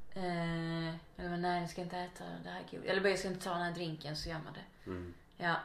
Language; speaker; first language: Swedish; native; Swedish